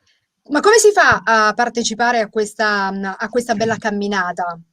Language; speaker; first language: Italian; native; Italian